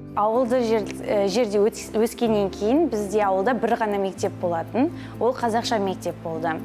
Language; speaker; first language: Kazakh; non-native, local second language; Russian